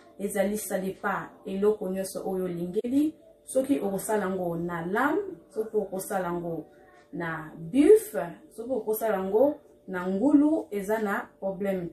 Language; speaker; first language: French; non-native, local second language; Lingala